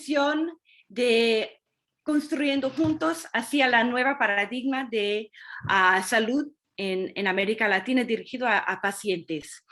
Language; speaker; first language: Spanish; non-native, fluent; English